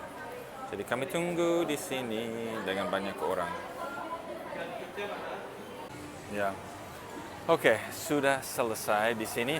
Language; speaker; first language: Indonesian; non-native, fluent; English